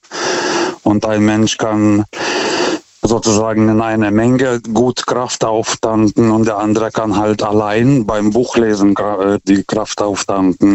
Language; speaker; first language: German; non-native, fluent; Lithuanian